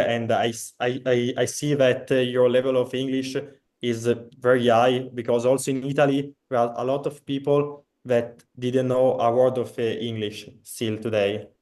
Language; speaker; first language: English; non-native, fluent; Italian